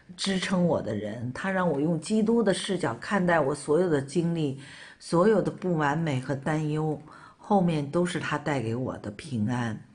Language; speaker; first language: Chinese; native; Chinese